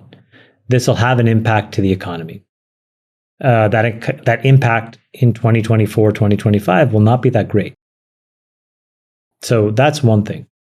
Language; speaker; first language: English; native; English